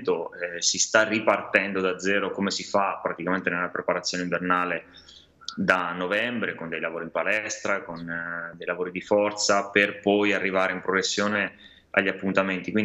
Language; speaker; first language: Italian; native; Italian